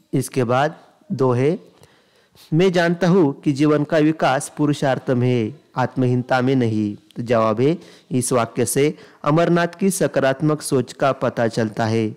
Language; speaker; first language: Hindi; non-native, local second language; Marathi